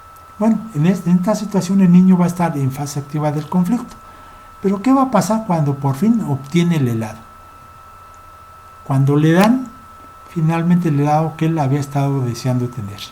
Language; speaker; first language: Spanish; native; Spanish